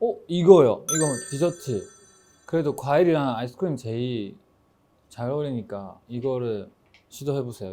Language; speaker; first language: Korean; non-native, fluent; Chinese